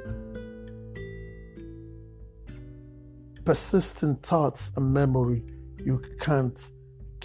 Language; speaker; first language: English; non-native, local second language; Yoruba